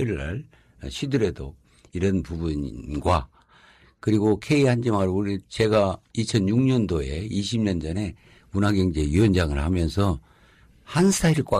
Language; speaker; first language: Korean; native; Korean